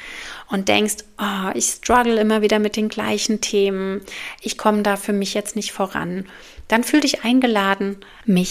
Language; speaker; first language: German; native; German